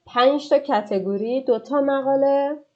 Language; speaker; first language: Persian; native; Persian